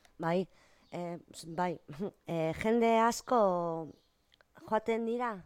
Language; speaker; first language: Basque; non-native, local second language; Spanish